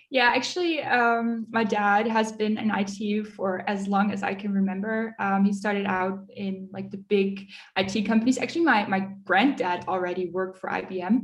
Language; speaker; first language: English; early bilingual, other home language; Dutch